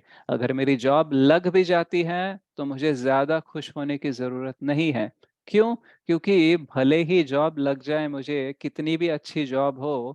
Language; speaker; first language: Hindi; native; Hindi